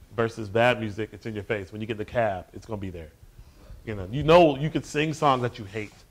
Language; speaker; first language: English; native; English